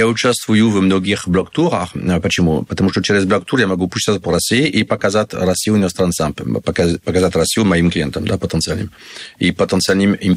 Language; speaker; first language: Russian; non-native, learner; French